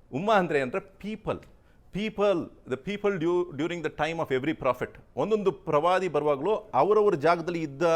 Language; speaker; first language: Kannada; non-native, local second language; Tamil